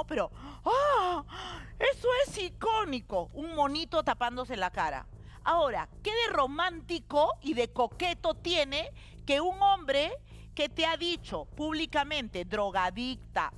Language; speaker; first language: Spanish; native; Spanish